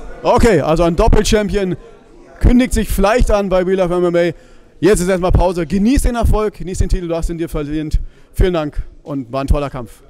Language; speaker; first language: German; native; German